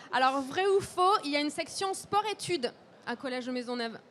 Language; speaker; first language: French; native; French